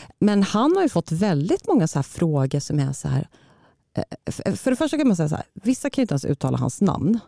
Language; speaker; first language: Swedish; early bilingual, other home language; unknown